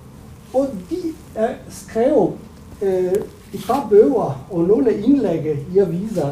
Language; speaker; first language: German; non-native, learner; Italian